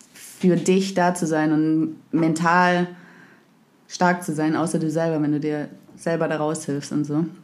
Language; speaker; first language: German; native; German